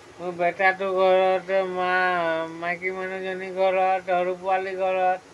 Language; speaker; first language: Assamese; non-native, local second language; Sadri